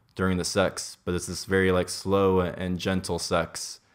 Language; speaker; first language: English; native; English